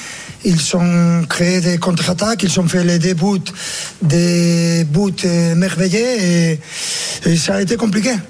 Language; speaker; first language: French; non-native, fluent; Spanish